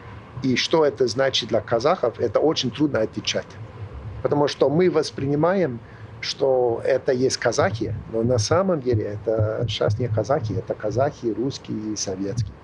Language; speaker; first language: Russian; non-native, fluent; English